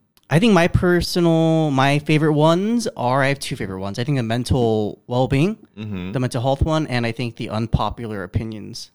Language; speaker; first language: English; early bilingual, other home language; Korean